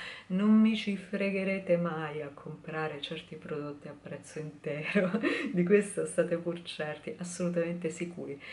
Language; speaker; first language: Italian; native; Italian